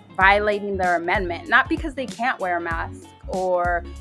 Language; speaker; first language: English; early bilingual, other home language; Spanish